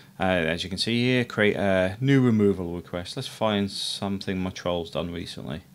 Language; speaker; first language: English; native; English